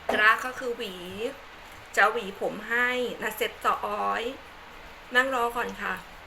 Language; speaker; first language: Thai; non-native, local second language; Khmer